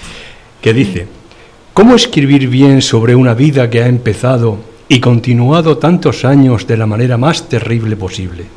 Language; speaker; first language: Spanish; native; Spanish